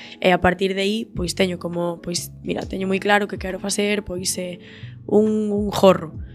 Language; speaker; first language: Galician; native; Galician